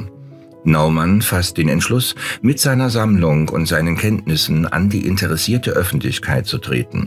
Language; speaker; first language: German; native; German